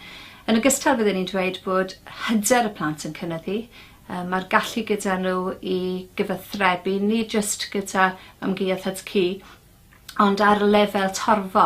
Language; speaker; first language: Welsh; native; Welsh